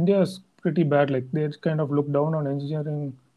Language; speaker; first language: English; non-native, local second language; Tamil